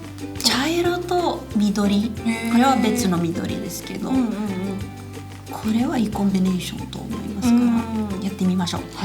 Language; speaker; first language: Japanese; non-native, fluent; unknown